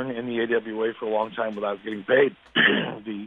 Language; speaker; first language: English; native; English